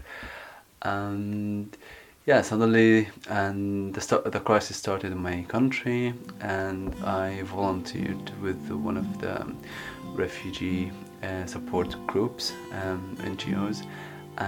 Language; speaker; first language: English; non-native, fluent; Arabic